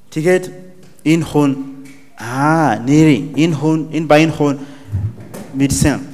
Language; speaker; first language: Mongolian; non-native, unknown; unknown